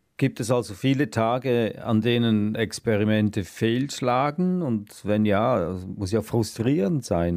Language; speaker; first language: German; native; German